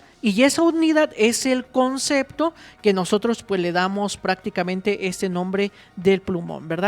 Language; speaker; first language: Spanish; native; Spanish